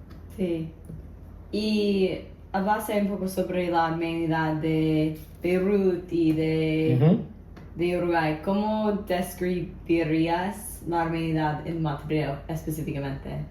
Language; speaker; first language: Spanish; non-native, learner; English